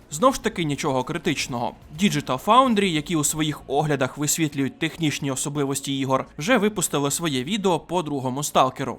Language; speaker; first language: Ukrainian; native; Ukrainian